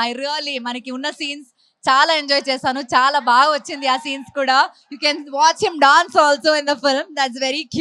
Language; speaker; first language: Telugu; non-native, fluent; Malayalam